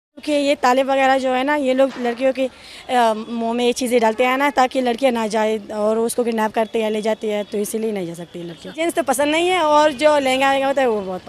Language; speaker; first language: Hindi; non-native, fluent; Pashto